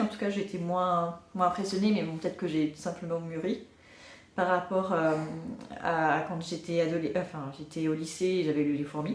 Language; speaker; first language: French; native; French